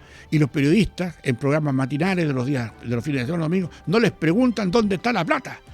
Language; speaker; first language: Spanish; native; Spanish